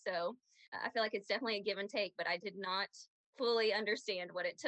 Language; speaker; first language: English; native; English